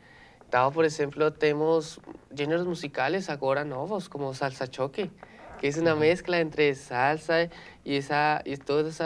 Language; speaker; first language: Portuguese; non-native, learner; Spanish